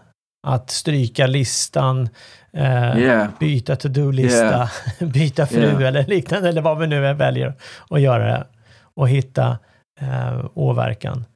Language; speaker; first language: Swedish; native; Swedish